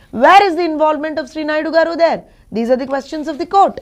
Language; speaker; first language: English; non-native, local second language; Telugu